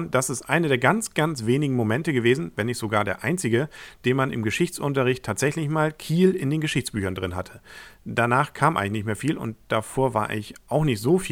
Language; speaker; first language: German; native; German